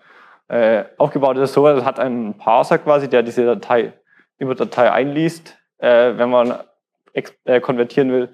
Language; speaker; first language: German; native; German